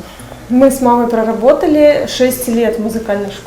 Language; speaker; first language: Russian; native; Russian